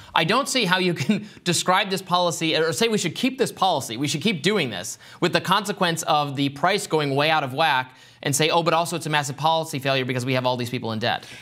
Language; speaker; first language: English; native; English